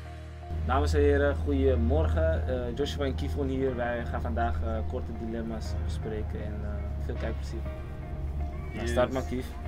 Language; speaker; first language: Dutch; native; Dutch